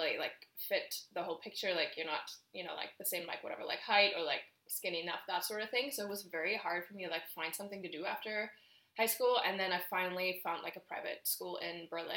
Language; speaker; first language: English; non-native, fluent; German